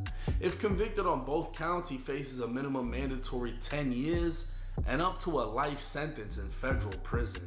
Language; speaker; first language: English; native; English